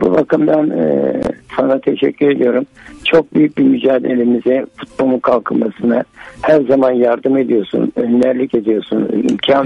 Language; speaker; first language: Turkish; native; Turkish